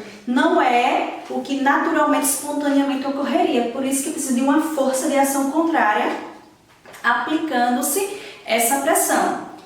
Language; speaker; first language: Portuguese; native; Portuguese